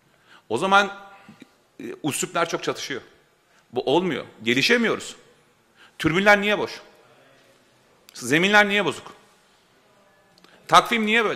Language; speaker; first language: Turkish; native; Turkish